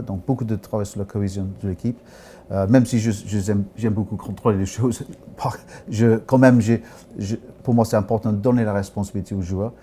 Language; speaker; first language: French; non-native, fluent; English